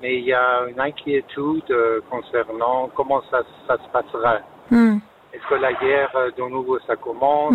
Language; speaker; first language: French; non-native, fluent; Persian